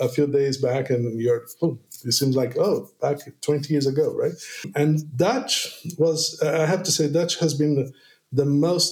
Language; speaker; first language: English; non-native, fluent; Portuguese